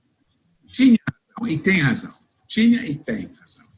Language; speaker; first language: Portuguese; non-native, fluent; English